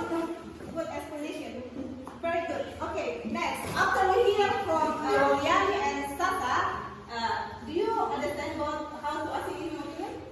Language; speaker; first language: English; non-native, fluent; Indonesian